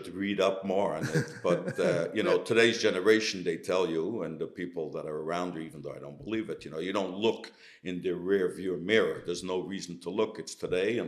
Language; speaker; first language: English; early bilingual, other home language; Yiddish